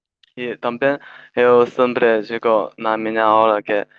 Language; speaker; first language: Portuguese; non-native, learner; Chinese